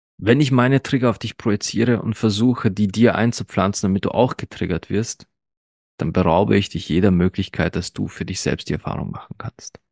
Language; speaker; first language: German; early bilingual, other home language; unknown